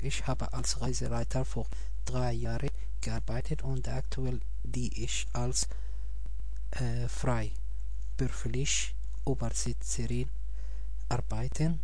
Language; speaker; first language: German; non-native, learner; Arabic